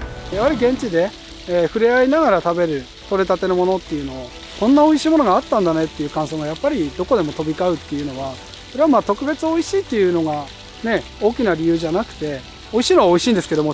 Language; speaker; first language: Japanese; native; Japanese